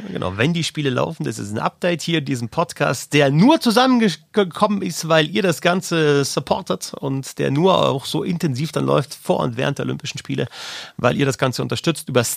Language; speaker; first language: German; native; German